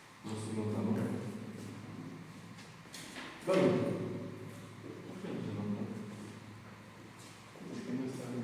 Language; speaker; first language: Spanish; native; Spanish